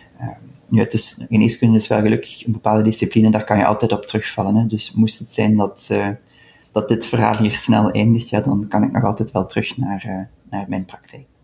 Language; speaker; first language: Dutch; native; Dutch